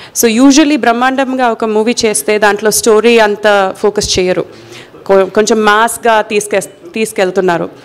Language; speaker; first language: Telugu; non-native, fluent; Malayalam